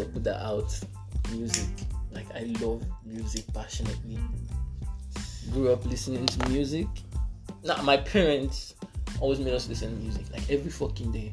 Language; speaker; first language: English; non-native, local second language; Yoruba